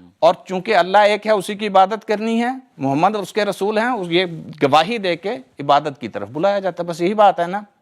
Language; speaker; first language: Urdu; non-native, local second language; Punjabi